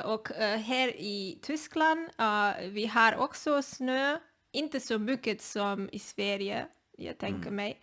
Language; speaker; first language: Swedish; non-native, learner; Spanish